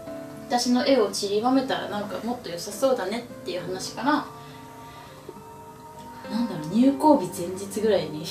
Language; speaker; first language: Japanese; native; Japanese